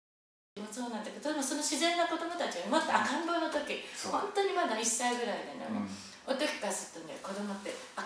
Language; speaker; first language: Japanese; native; Japanese